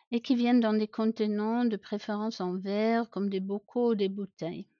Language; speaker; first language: French; non-native, fluent; German